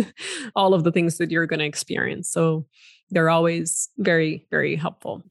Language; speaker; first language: English; non-native, fluent; Portuguese